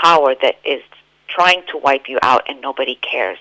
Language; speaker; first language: English; native; English